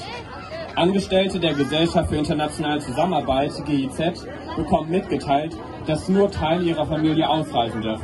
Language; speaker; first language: German; native; German